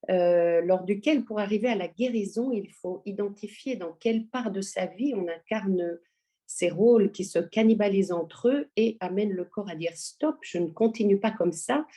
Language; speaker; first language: French; native; French